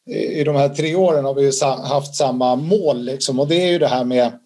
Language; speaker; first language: Swedish; native; Swedish